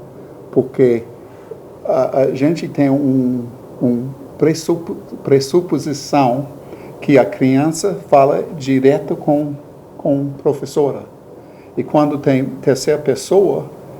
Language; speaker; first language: Portuguese; non-native, learner; English